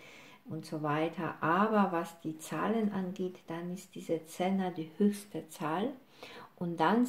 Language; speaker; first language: German; non-native, fluent; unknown